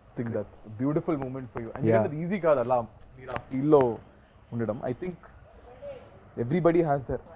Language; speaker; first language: Telugu; native; Telugu